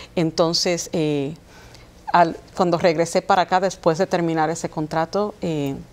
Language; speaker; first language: Spanish; early bilingual, heritage; Spanish